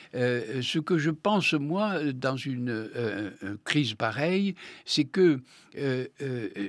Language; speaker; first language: French; native; French